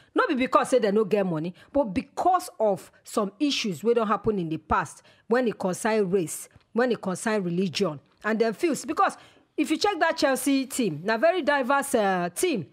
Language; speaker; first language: Nigerian Pidgin; non-native, local second language; Yoruba